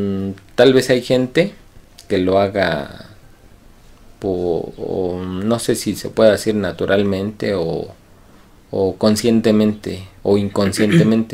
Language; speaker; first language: Spanish; native; Spanish